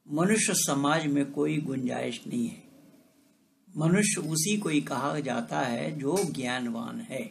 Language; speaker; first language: Hindi; non-native, local second language; Bangla